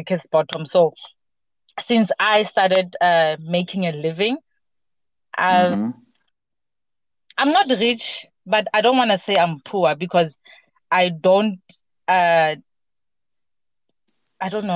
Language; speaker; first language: English; non-native, local second language; Southern Sotho